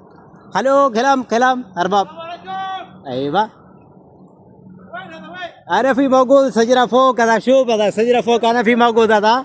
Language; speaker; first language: Arabic; non-native, learner; Malayalam